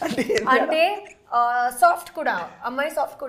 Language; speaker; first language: Telugu; non-native, local second language; Hindi